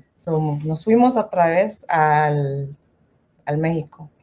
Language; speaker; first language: Spanish; non-native, learner; English